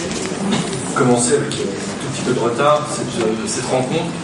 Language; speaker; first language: French; native; French